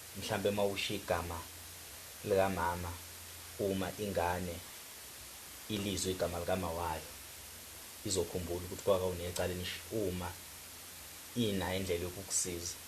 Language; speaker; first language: Zulu; native; Zulu